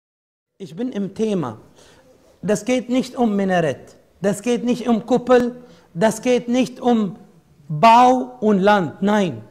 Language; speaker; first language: German; non-native, fluent; Arabic